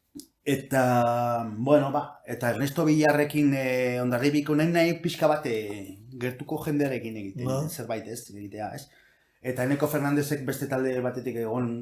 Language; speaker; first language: Basque; non-native, local second language; Spanish